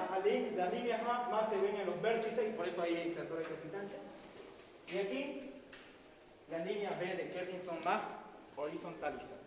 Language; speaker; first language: Spanish; native; Spanish